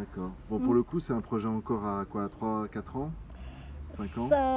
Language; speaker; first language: French; native; French